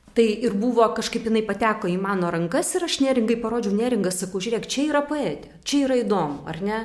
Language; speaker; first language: Lithuanian; native; Lithuanian